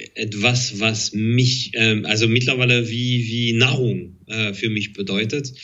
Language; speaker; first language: German; non-native, fluent; French